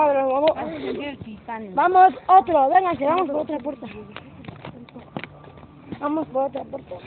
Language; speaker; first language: Spanish; native; Spanish